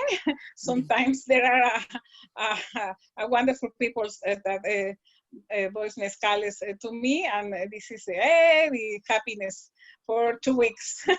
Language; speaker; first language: English; non-native, learner; Spanish